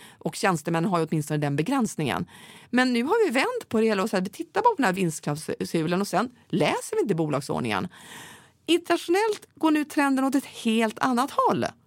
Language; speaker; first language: Swedish; native; Swedish